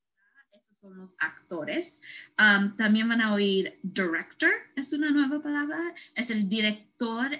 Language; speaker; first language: Spanish; early bilingual, heritage; Spanish